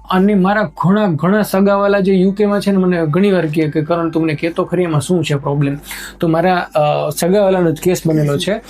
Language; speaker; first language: Gujarati; native; Gujarati